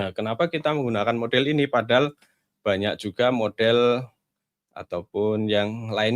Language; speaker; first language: Indonesian; native; Indonesian